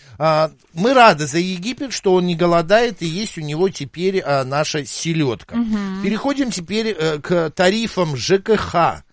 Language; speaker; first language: Russian; native; Russian